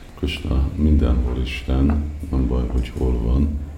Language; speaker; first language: Hungarian; early bilingual, heritage; English